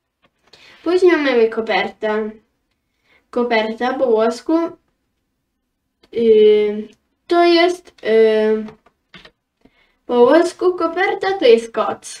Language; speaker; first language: Polish; early bilingual, heritage; Polish